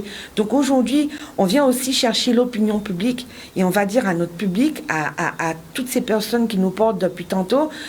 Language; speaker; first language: French; native; French